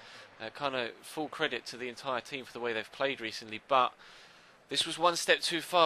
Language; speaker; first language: English; native; English